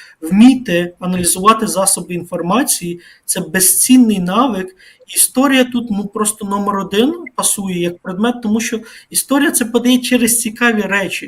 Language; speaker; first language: Ukrainian; native; Ukrainian